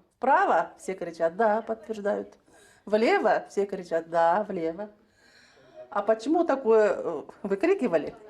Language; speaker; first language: Russian; non-native, local second language; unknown